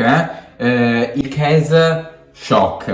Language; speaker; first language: Turkish; non-native, learner; Italian